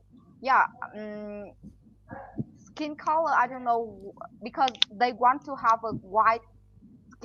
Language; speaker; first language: English; non-native, learner; Vietnamese